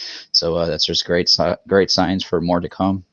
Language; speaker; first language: English; native; English